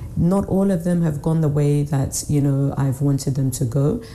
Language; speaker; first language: English; native; English